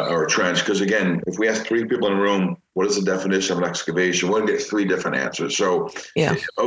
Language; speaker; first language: English; native; English